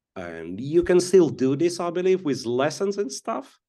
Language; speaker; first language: English; non-native, fluent; Russian